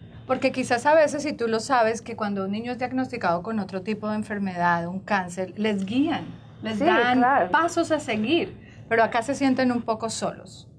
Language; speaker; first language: Spanish; native; Spanish